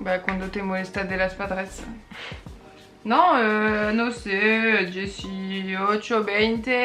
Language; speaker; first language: Spanish; non-native, learner; French